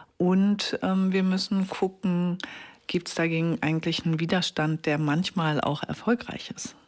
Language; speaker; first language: German; native; German